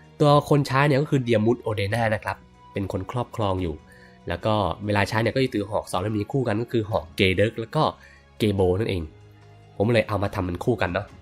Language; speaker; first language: Thai; native; Thai